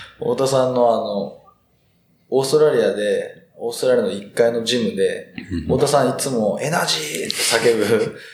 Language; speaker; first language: Japanese; native; Japanese